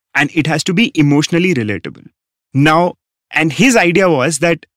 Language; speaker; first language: English; non-native, local second language; Hindi